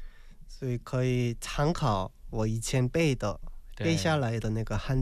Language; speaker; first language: Chinese; non-native, learner; Korean